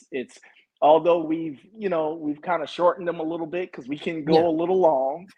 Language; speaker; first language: English; native; English